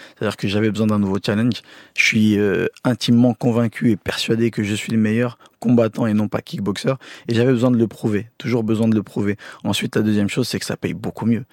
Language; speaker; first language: French; early bilingual, other home language; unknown